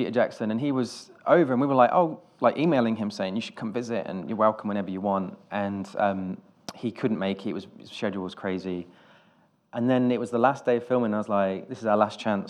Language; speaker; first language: English; native; English